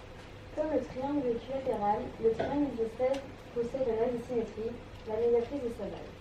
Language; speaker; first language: French; native; French